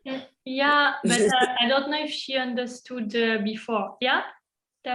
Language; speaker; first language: English; non-native, fluent; French